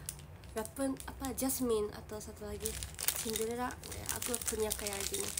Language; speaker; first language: Indonesian; non-native, learner; Japanese